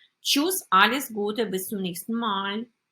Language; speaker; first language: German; non-native, fluent; Ukrainian